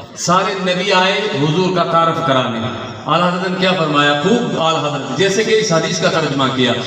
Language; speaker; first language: Urdu; non-native, local second language; Sindhi